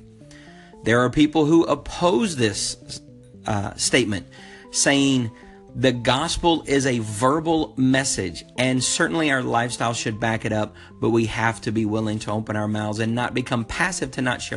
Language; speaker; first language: English; native; English